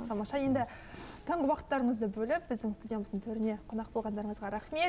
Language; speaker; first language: Kazakh; native; Kazakh